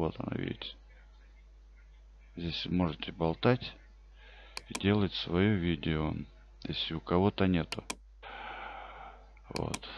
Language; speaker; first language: Russian; native; Russian